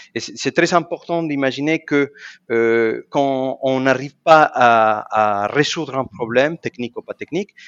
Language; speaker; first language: French; non-native, fluent; Spanish